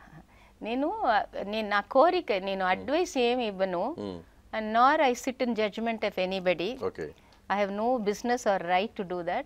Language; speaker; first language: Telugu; non-native, local second language; Tamil